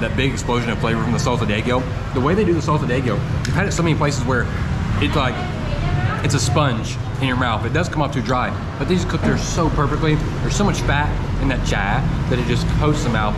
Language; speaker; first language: English; native; English